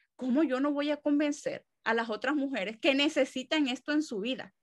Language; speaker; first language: Spanish; native; Spanish